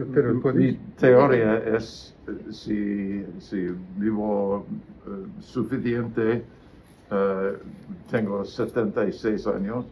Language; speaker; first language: Spanish; non-native, learner; English